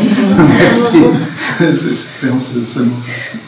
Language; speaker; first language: French; non-native, fluent; Portuguese